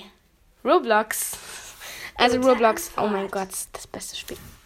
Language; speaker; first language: German; native; German